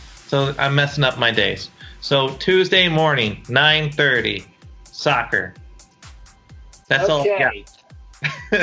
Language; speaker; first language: English; native; English